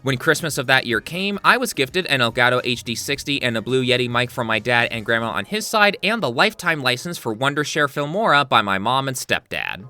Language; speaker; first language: English; native; English